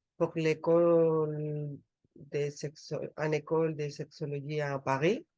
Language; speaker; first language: French; non-native, learner; Spanish